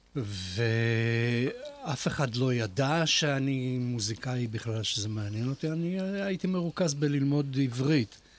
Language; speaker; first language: Hebrew; non-native, fluent; Polish